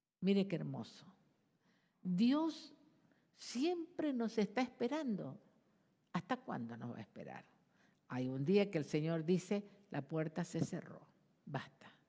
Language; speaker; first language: Spanish; native; Spanish